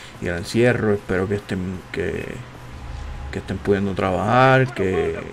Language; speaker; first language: Spanish; native; Spanish